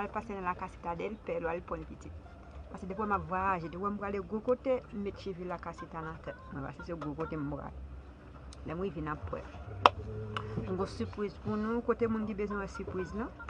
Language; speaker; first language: French; non-native, learner; Haitian Creole